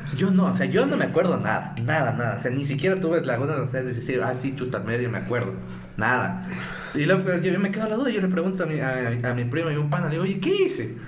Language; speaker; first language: Spanish; native; Spanish